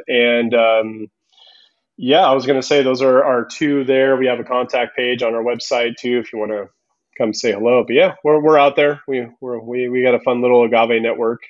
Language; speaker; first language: English; early bilingual, other home language; Spanish